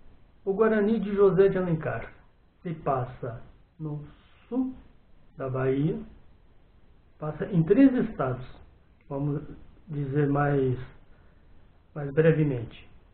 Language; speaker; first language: Portuguese; native; Portuguese